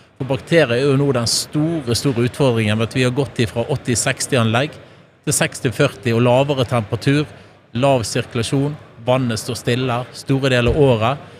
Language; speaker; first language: Norwegian; native; Norwegian